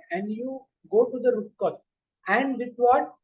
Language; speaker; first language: Hindi; non-native, local second language; Marathi